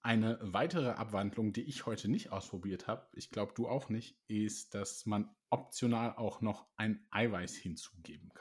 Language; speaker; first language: German; native; German